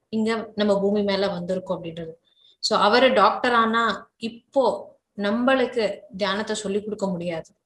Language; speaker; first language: Tamil; native; Tamil